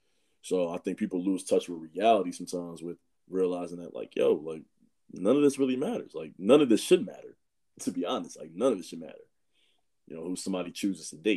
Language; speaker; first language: English; native; English